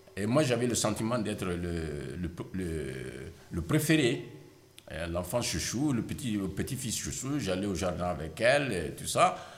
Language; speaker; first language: French; non-native, local second language; Mandingo